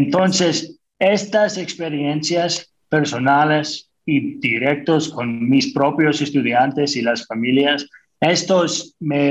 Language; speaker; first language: Spanish; non-native, fluent; English